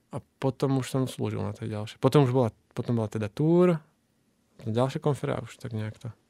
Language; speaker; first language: Slovak; native; Slovak